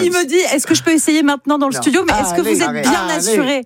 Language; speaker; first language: French; native; French